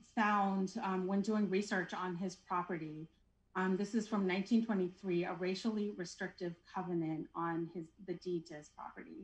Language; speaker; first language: English; native; English